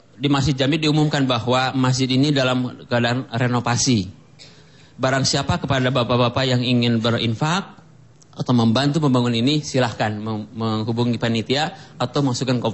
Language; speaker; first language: Indonesian; native; Indonesian